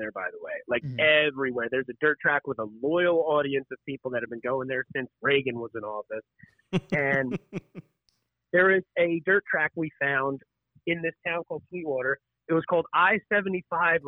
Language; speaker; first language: English; native; English